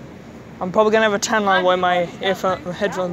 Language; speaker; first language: English; native; English